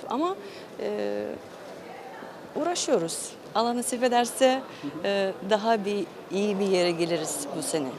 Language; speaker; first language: Turkish; non-native, fluent; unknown